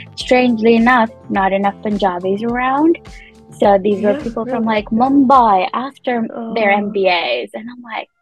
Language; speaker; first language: English; non-native, local second language; Punjabi